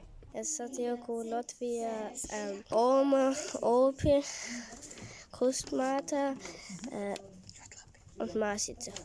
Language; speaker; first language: Latvian; early bilingual, heritage; Latvian